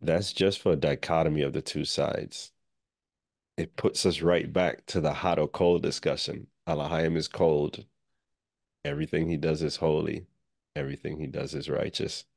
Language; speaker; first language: English; native; English